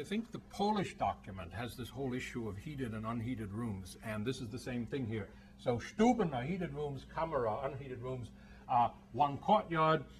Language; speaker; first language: English; native; English